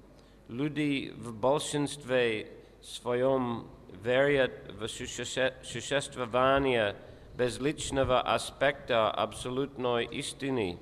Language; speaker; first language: Russian; non-native, fluent; English